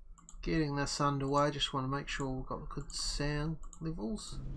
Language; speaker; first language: English; native; English